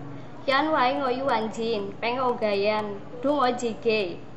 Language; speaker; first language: Cantonese; non-native, learner; Indonesian